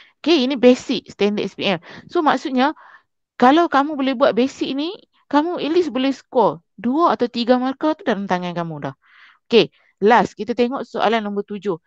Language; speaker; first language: Malay; native; Malay